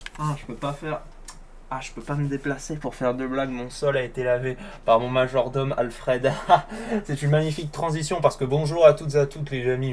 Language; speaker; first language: French; native; French